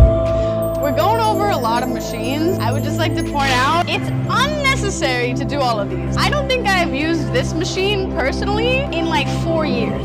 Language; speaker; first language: English; native; English